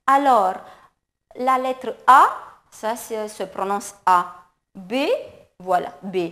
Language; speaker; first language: French; non-native, fluent; Romanian